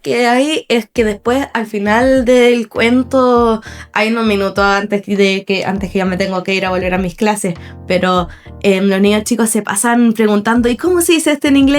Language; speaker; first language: Spanish; non-native, fluent; English